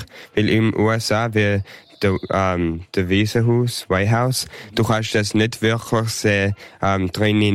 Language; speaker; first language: German; early bilingual, heritage; English